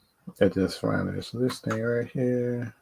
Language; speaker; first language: English; native; English